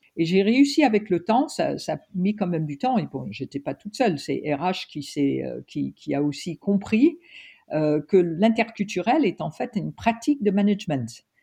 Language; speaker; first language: French; non-native, fluent; English